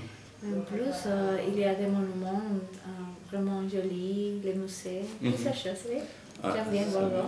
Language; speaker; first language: French; non-native, fluent; Spanish